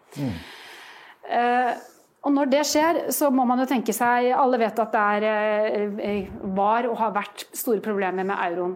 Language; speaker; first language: Norwegian; native; Norwegian